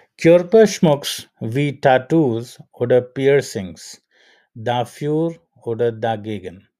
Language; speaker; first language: German; non-native, learner; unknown